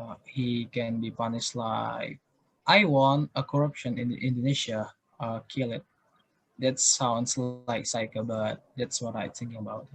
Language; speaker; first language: English; non-native, learner; Indonesian